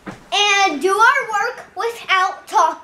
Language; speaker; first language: English; native; English